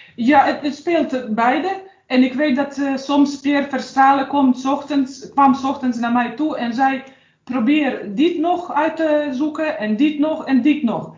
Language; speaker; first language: Dutch; non-native, fluent; Bosnian